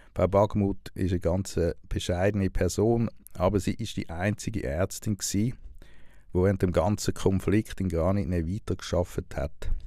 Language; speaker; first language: German; native; German